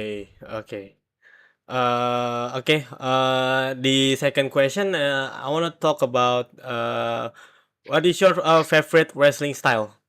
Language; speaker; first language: English; non-native, learner; Indonesian